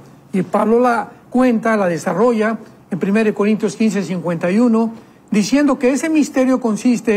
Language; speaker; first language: Spanish; native; Spanish